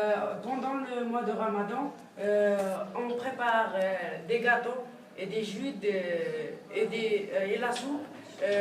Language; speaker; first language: French; non-native, learner; Arabic